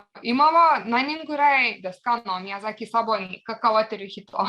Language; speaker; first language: Japanese; non-native, fluent; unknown